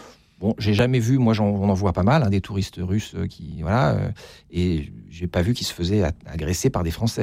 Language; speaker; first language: French; native; French